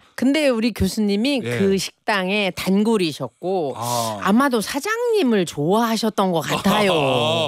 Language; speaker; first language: Korean; native; Korean